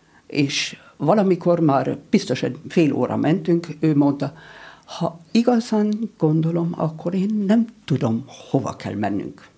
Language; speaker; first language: Hungarian; early bilingual, heritage; German